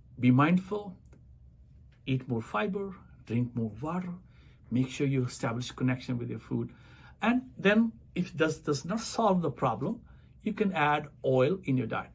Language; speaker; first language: English; non-native, local second language; Punjabi